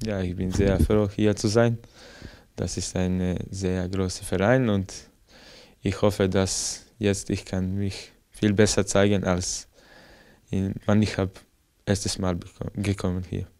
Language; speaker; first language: German; non-native, learner; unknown